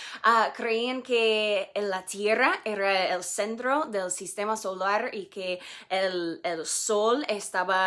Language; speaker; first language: Spanish; non-native, fluent; English